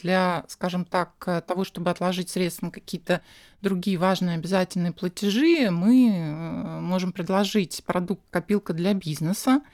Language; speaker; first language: Russian; native; Russian